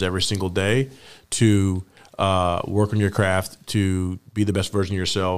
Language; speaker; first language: English; native; English